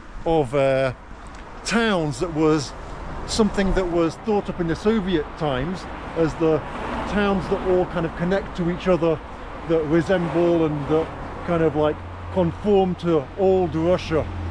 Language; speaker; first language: English; native; English